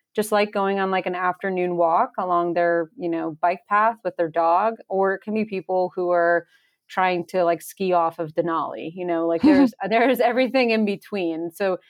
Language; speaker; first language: English; native; English